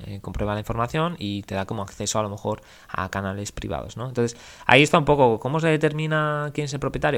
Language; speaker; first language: Spanish; native; Spanish